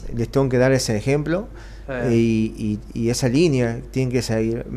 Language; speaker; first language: Spanish; native; Spanish